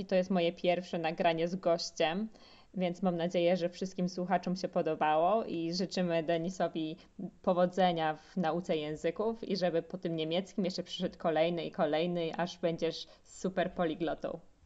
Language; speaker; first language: Polish; native; Polish